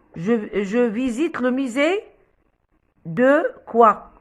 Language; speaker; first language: French; non-native, local second language; Arabic